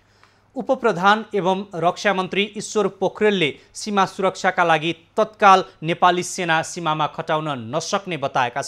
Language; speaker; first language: Nepali; native; Nepali